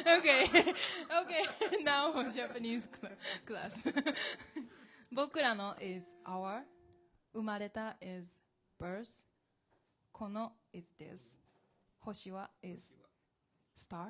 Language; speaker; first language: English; non-native, learner; Japanese